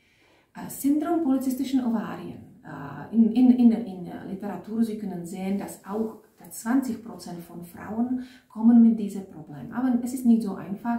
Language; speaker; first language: German; non-native, fluent; Czech